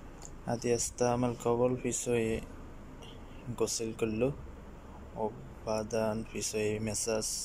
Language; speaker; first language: Arabic; non-native, learner; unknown